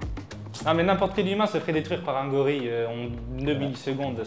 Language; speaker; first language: French; native; French